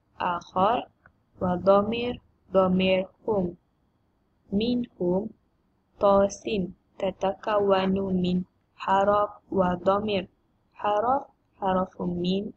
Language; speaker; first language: Arabic; non-native, learner; Malay